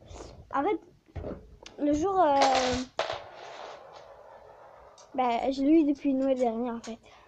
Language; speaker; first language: French; native; French